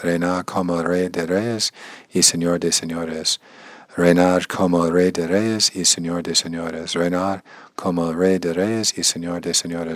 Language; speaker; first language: Spanish; non-native, learner; English